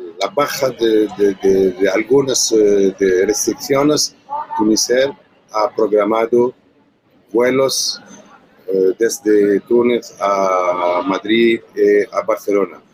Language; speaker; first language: Spanish; non-native, learner; Arabic